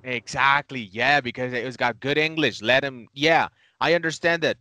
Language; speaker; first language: English; non-native, fluent; Spanish